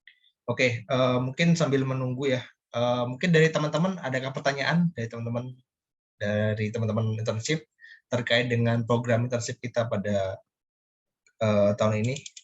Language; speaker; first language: Indonesian; native; Indonesian